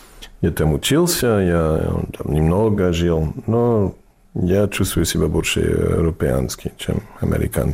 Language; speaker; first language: Russian; non-native, fluent; English